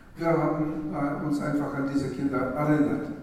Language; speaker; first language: German; non-native, fluent; Russian